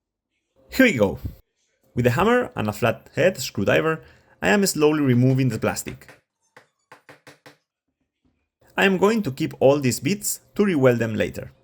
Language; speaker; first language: English; non-native, fluent; Spanish